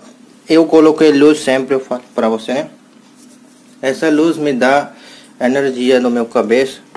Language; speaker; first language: Portuguese; non-native, learner; Hindi